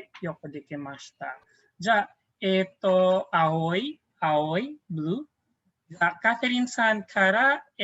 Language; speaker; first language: Japanese; non-native, fluent; Filipino